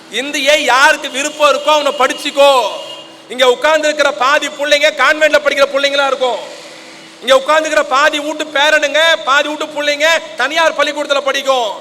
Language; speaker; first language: Tamil; native; Tamil